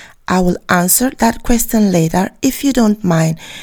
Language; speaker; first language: English; native; English